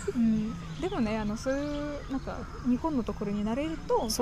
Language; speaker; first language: Japanese; non-native, fluent; Russian